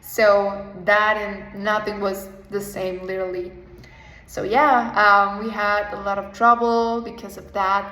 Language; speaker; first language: English; non-native, fluent; Spanish